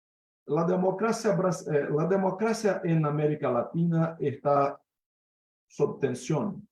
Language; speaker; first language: Spanish; non-native, fluent; Portuguese